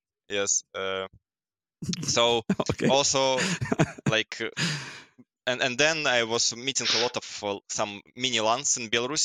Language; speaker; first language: English; non-native, learner; Russian